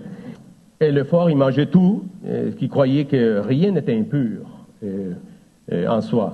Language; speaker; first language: French; native; French